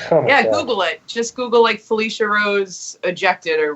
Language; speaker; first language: English; native; English